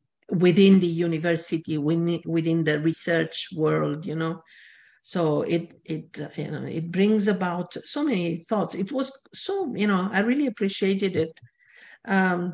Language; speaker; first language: English; non-native, fluent; Italian